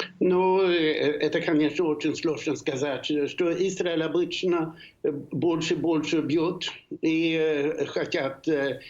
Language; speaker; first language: Russian; non-native, fluent; Swedish